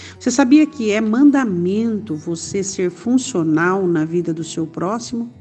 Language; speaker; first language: Portuguese; native; Portuguese